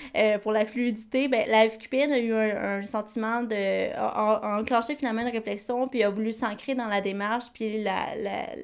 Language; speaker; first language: French; native; French